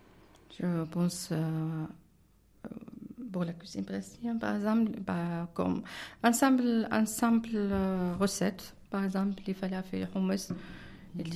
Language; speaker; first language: French; non-native, learner; Arabic